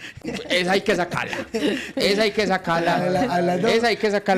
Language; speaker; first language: Spanish; native; Spanish